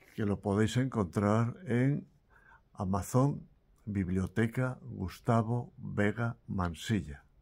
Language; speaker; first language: Spanish; native; Spanish